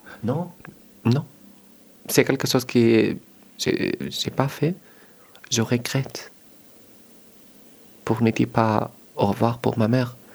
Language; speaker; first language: French; non-native, learner; Arabic